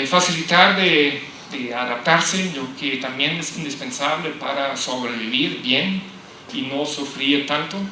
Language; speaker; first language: Spanish; non-native, fluent; German